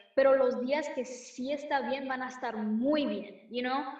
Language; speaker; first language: Spanish; early bilingual, heritage; Spanish